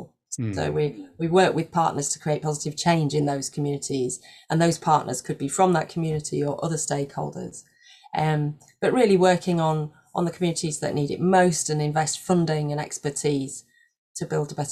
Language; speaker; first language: English; native; English